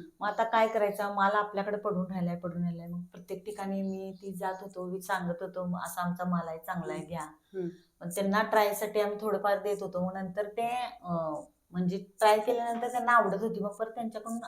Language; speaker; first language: Marathi; native; Marathi